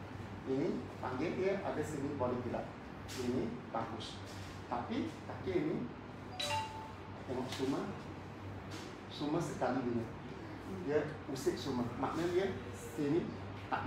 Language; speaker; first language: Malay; non-native, local second language; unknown